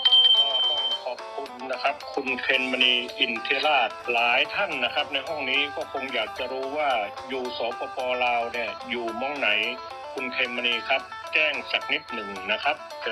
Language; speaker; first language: Thai; native; Thai